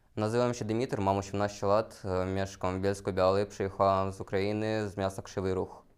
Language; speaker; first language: Polish; non-native, learner; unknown